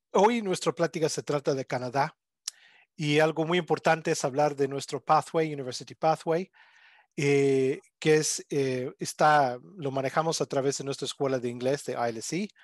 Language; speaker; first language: Spanish; non-native, fluent; English